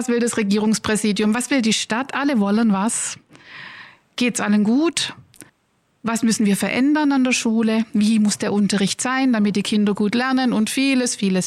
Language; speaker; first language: German; native; German